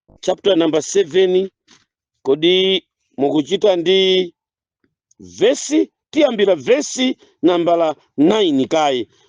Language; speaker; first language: Nyanja; non-native, local second language; Yao